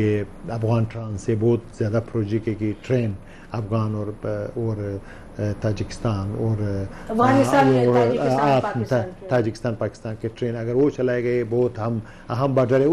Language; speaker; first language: Hindi; non-native, learner; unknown